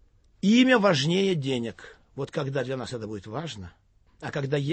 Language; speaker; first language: Russian; native; Russian